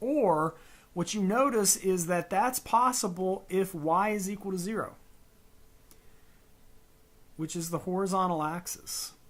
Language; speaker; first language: English; native; English